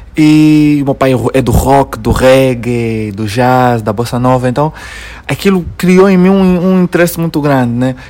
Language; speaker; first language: Portuguese; native; Portuguese